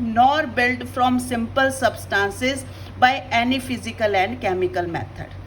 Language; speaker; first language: English; non-native, local second language; Punjabi